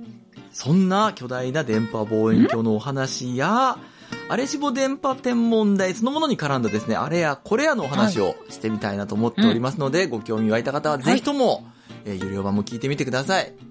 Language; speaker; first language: Japanese; native; Japanese